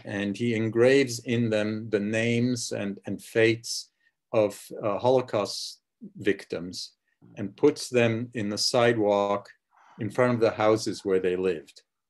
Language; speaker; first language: English; early bilingual, other home language; Czech